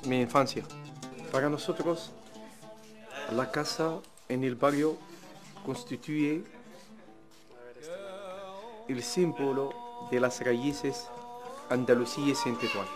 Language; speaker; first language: Spanish; non-native, fluent; Arabic